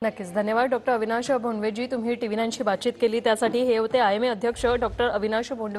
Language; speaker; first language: Marathi; native; Marathi